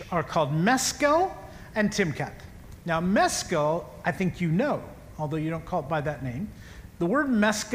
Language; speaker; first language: English; native; English